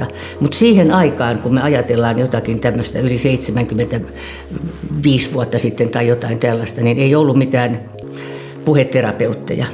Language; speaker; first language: Finnish; native; Finnish